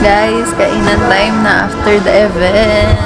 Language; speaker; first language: Filipino; native; Filipino